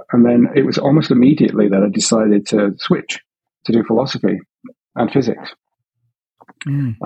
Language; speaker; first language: English; native; English